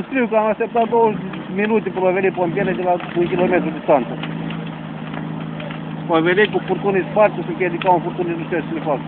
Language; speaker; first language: Romanian; native; Romanian